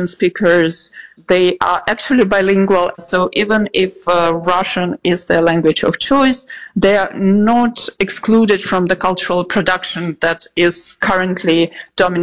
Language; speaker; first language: English; non-native, fluent; Russian